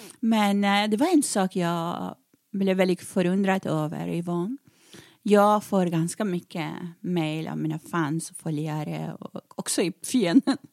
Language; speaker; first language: Swedish; early bilingual, other home language; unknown